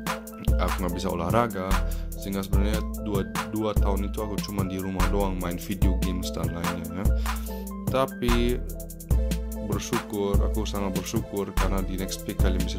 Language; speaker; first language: Indonesian; early bilingual, heritage; Indonesian